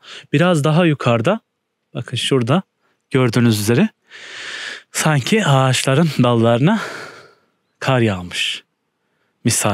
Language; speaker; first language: Turkish; native; Turkish